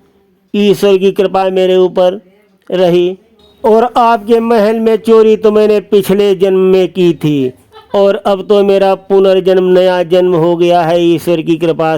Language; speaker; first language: Hindi; native; Hindi